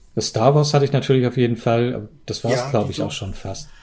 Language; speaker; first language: German; native; German